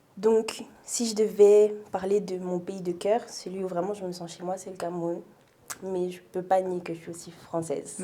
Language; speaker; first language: French; native; French